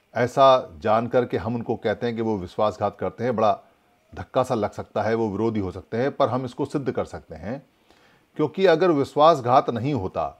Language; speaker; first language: Hindi; native; Hindi